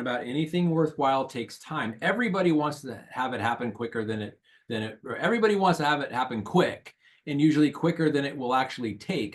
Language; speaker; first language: English; native; English